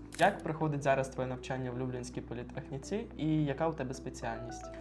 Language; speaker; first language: Ukrainian; native; Ukrainian